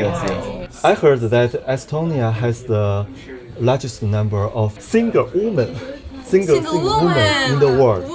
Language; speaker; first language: English; non-native, learner; Chinese